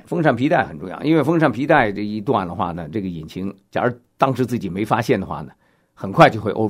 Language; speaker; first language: Chinese; native; Chinese